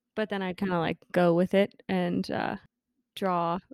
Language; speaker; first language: English; native; English